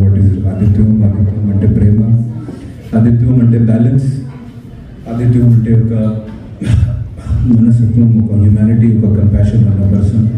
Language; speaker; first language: Telugu; non-native, fluent; Hindi